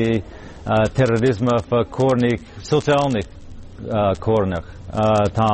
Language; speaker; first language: Russian; non-native, fluent; English